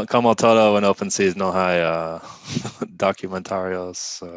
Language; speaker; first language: Spanish; non-native, learner; English